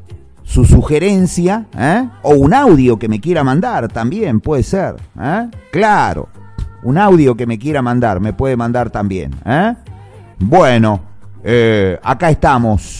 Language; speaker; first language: Spanish; native; Spanish